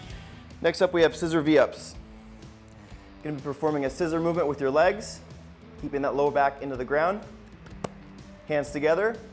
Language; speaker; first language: English; native; English